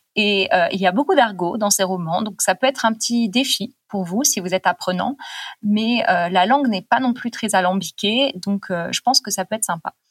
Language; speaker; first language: French; native; French